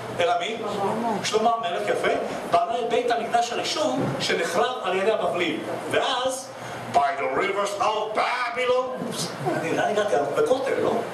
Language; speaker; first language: Hebrew; non-native, fluent; Russian